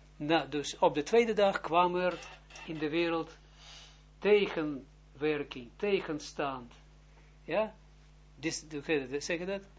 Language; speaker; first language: Dutch; non-native, fluent; Hebrew